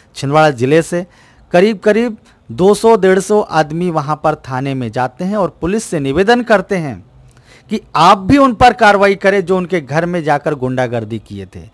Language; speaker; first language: Hindi; native; Hindi